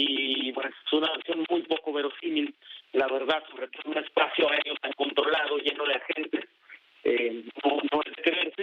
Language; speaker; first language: Spanish; native; Spanish